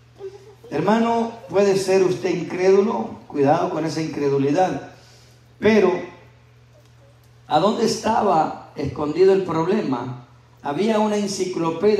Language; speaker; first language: Spanish; native; Spanish